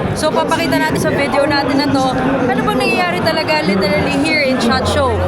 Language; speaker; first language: Filipino; native; Filipino